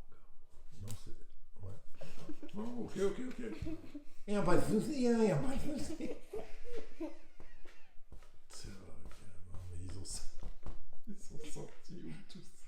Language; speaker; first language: French; native; French